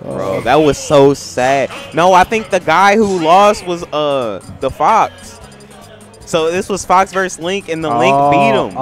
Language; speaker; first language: English; native; English